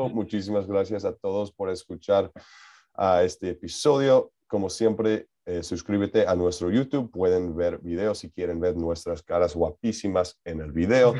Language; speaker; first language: Spanish; non-native, learner; English